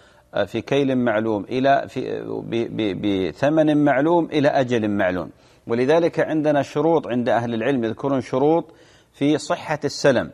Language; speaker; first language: Arabic; native; Arabic